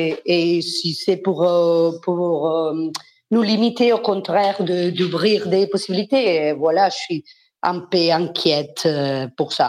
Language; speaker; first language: French; non-native, fluent; Spanish